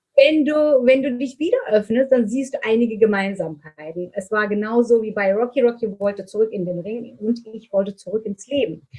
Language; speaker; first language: German; non-native, fluent; Turkish